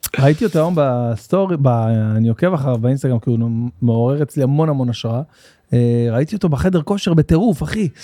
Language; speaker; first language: Hebrew; native; Hebrew